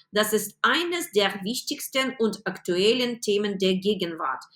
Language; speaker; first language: German; non-native, fluent; Ukrainian